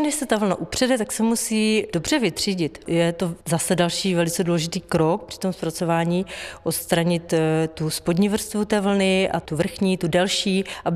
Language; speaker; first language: Czech; native; Czech